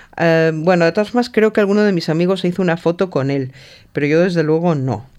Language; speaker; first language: Spanish; native; Spanish